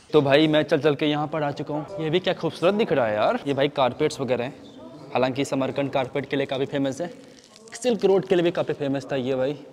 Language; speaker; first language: Hindi; native; Hindi